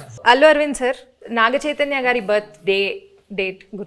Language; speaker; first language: Telugu; native; Telugu